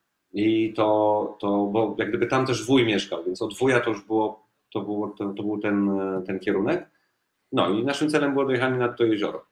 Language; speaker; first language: Polish; native; Polish